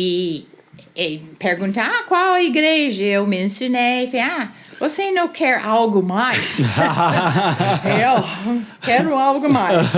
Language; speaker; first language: Portuguese; non-native, fluent; English